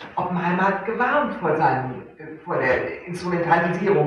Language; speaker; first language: German; native; German